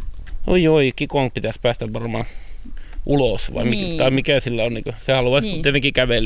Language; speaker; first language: Finnish; native; Finnish